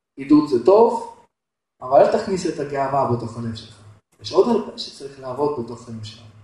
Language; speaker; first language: Hebrew; non-native, fluent; Russian